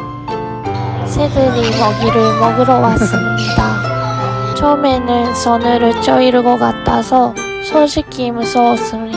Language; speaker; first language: Korean; non-native, learner; Japanese